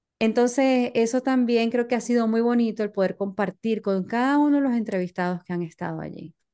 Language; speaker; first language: Spanish; native; Spanish